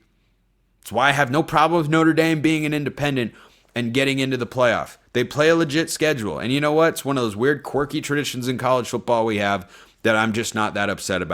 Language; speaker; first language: English; native; English